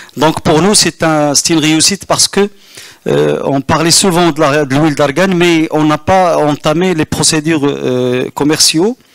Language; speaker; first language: French; non-native, local second language; Arabic